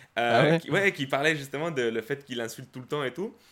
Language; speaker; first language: French; early bilingual, other home language; Spanish